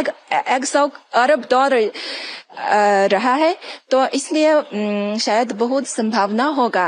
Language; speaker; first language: Hindi; non-native, fluent; Chinese